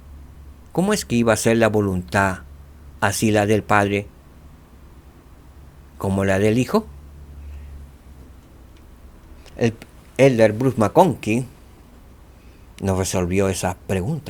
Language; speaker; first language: Spanish; native; Spanish